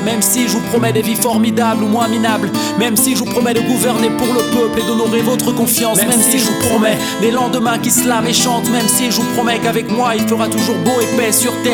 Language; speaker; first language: French; native; French